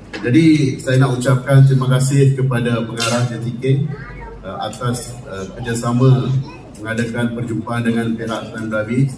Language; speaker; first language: Malay; non-native, local second language; Tamil